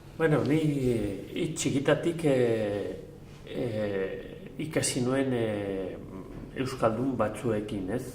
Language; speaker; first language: Basque; non-native, local second language; Spanish